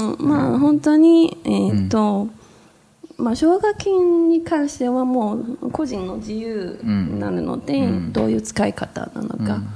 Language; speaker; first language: Japanese; non-native, fluent; Chinese